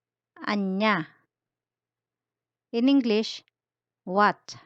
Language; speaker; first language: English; non-native, local second language; Filipino